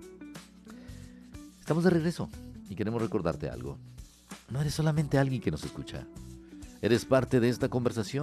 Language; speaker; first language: Spanish; native; Spanish